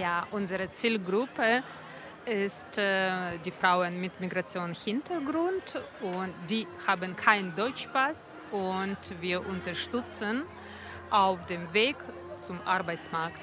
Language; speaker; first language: German; non-native, learner; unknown